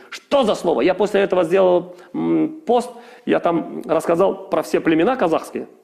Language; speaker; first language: Russian; non-native, local second language; Kazakh